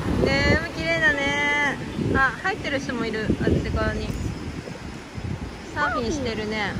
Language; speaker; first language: Japanese; native; Japanese